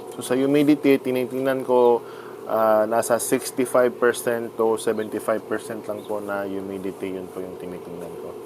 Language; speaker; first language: Filipino; non-native, local second language; Cebuano